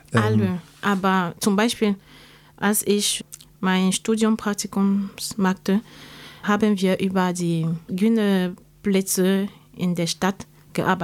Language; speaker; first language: German; non-native, learner; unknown